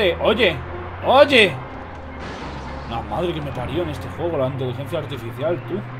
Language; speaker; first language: Spanish; native; Spanish